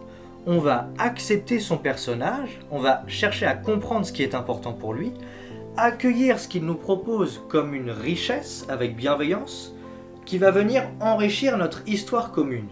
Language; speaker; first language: French; native; French